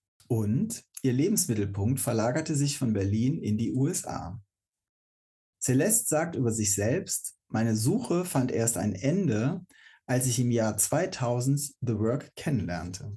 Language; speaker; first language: German; native; German